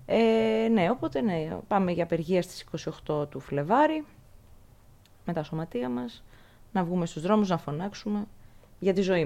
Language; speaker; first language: Greek; native; Greek